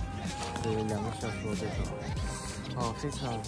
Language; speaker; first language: Chinese; non-native, learner; Korean